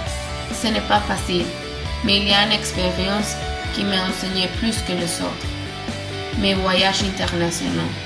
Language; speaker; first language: French; non-native, learner; Spanish